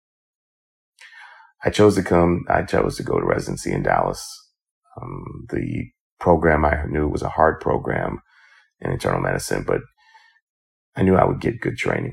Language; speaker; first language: English; native; English